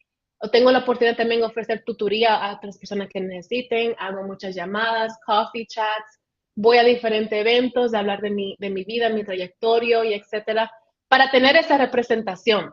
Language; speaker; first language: Spanish; early bilingual, heritage; Spanish